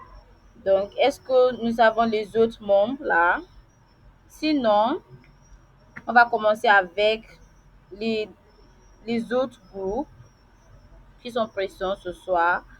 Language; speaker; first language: French; non-native, learner; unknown